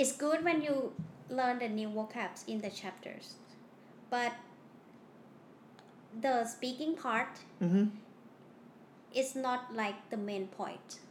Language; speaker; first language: English; non-native, learner; Thai